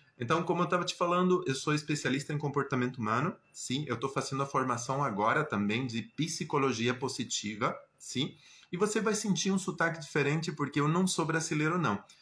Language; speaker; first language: Portuguese; non-native, fluent; Spanish